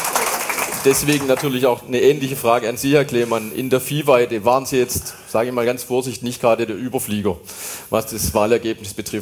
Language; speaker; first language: German; native; German